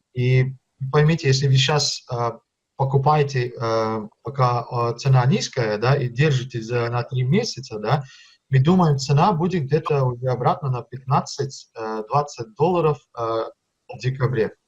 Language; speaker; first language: Russian; early bilingual, heritage; Russian